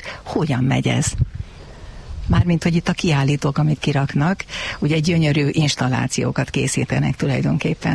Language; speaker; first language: Hungarian; native; Hungarian